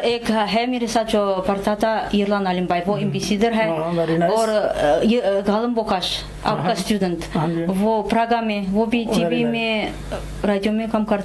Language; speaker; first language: Hindi; non-native, fluent; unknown